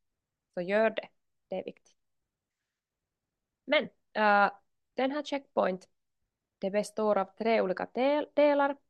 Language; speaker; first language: Swedish; non-native, local second language; Finnish